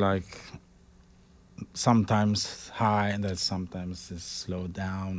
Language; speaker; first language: English; non-native, fluent; Malagasy